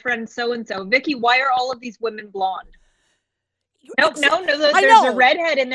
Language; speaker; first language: English; native; English